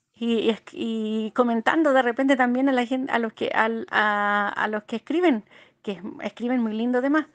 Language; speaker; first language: Spanish; native; Spanish